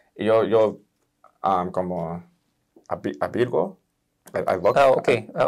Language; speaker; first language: Spanish; early bilingual, heritage; Spanish